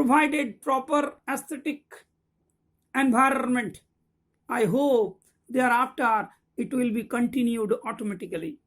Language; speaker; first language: English; non-native, local second language; Bangla